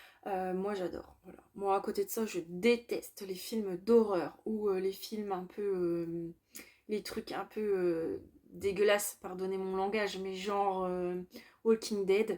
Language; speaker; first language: French; native; French